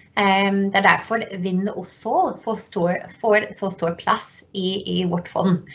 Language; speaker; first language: Norwegian; non-native, fluent; English